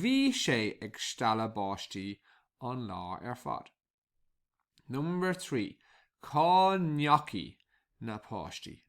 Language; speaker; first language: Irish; non-native, local second language; English